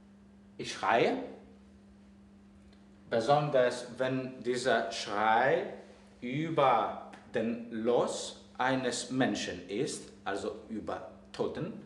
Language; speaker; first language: German; non-native, fluent; Greek